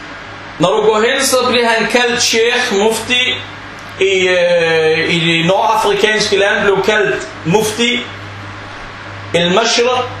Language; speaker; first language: Danish; non-native, fluent; Arabic